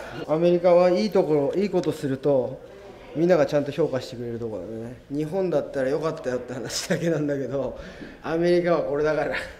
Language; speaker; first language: Japanese; native; Japanese